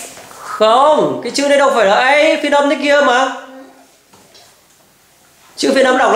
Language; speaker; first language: Vietnamese; native; Vietnamese